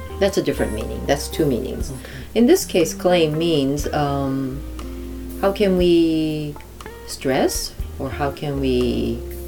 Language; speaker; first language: English; native; English